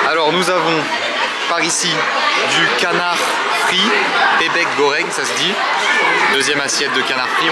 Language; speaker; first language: French; native; French